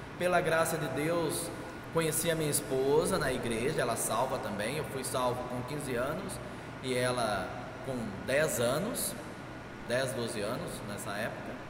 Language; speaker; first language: Portuguese; native; Portuguese